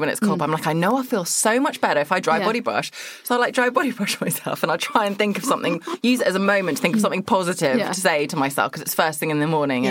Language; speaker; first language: English; native; English